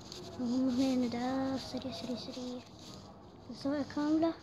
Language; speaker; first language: Arabic; native; Arabic